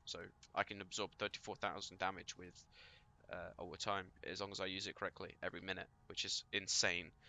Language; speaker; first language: English; native; English